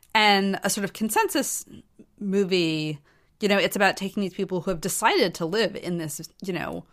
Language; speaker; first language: English; native; English